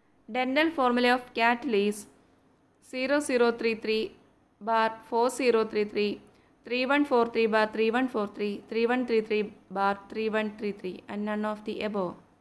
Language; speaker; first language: English; non-native, local second language; Malayalam